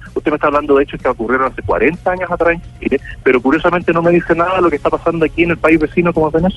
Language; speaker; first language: Spanish; native; Spanish